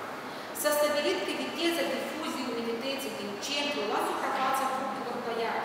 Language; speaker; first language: Romanian; native; Romanian